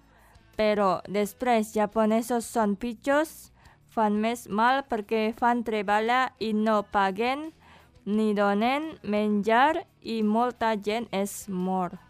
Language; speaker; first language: Catalan; non-native, learner; Indonesian